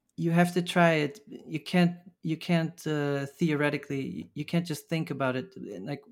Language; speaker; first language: English; early bilingual, other home language; Dutch